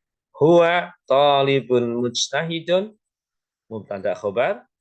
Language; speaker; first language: Arabic; non-native, fluent; Indonesian